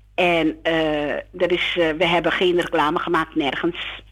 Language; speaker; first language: Dutch; non-native, local second language; Sranan Tongo